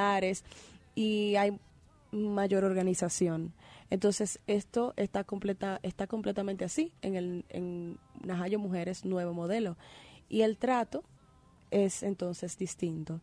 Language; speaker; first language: Spanish; native; Spanish